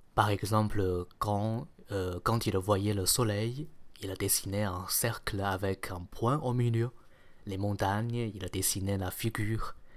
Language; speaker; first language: French; non-native, fluent; Chinese